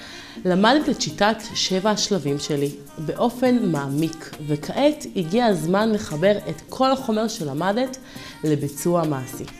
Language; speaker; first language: Hebrew; native; Hebrew